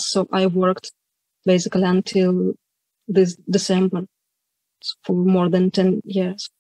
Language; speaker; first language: English; non-native, fluent; Ukrainian